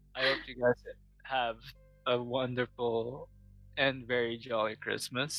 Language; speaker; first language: English; non-native, local second language; Filipino